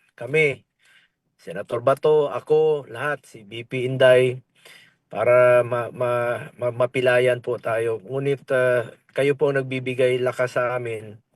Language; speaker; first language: Filipino; non-native, local second language; Cebuano